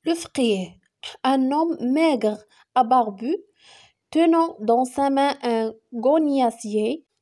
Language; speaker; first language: French; non-native, local second language; Arabic